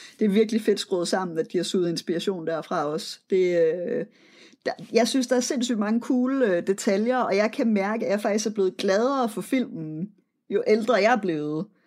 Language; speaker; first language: Danish; native; Danish